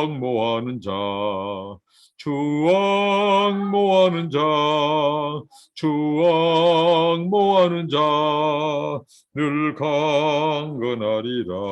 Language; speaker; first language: Korean; native; Korean